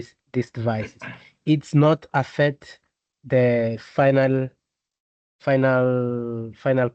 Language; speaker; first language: English; non-native, learner; Portuguese